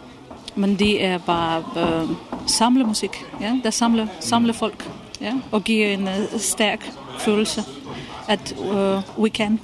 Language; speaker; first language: Danish; non-native, fluent; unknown